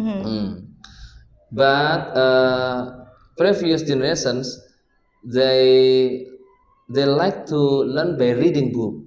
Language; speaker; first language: English; non-native, learner; Indonesian